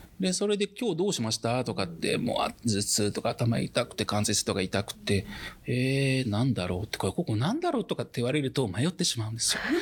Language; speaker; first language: Japanese; non-native, fluent; Arabic